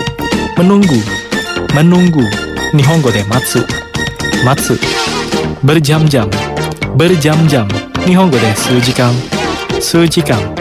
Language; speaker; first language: Japanese; non-native, fluent; Indonesian